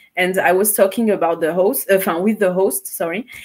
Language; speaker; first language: English; non-native, fluent; French